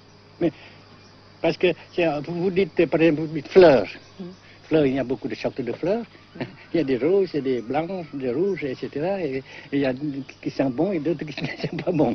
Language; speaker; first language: French; non-native, fluent; Vietnamese